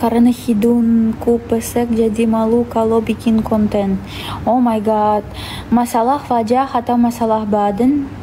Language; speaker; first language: Indonesian; non-native, fluent; Russian